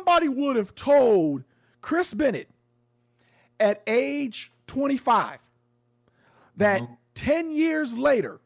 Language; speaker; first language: English; native; English